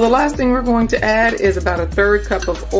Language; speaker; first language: English; native; English